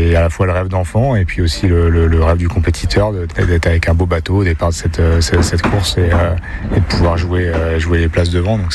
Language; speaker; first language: French; native; French